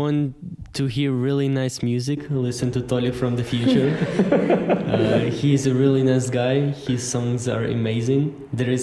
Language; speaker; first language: English; non-native, fluent; Ukrainian